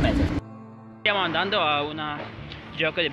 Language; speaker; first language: Italian; non-native, learner; Turkish